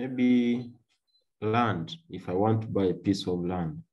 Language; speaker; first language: English; non-native, fluent; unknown